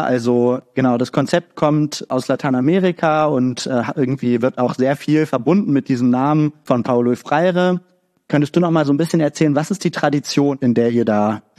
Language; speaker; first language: German; native; German